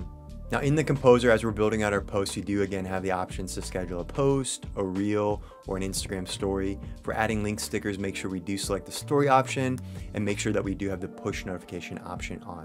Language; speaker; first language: English; native; English